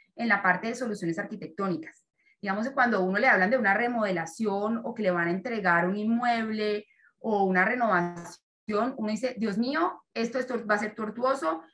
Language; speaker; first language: Spanish; native; Spanish